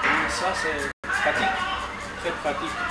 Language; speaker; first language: French; non-native, fluent; Chinese